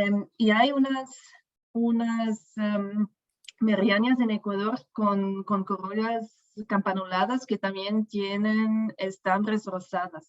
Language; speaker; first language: Spanish; non-native, fluent; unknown